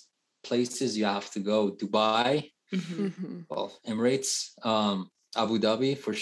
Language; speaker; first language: English; non-native, fluent; Persian